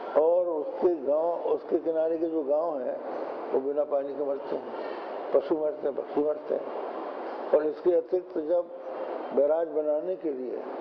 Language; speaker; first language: Hindi; native; Hindi